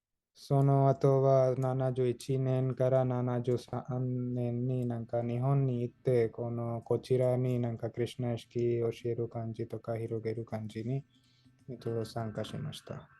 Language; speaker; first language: Japanese; non-native, fluent; Hindi